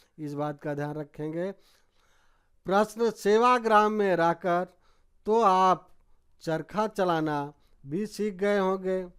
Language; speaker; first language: Hindi; native; Hindi